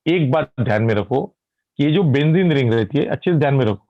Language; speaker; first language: Hindi; non-native, local second language; Marathi